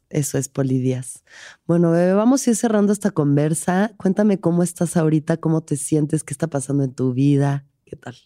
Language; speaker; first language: Spanish; native; Spanish